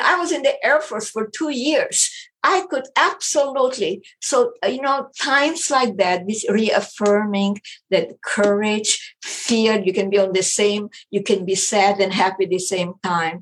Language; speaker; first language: English; non-native, fluent; German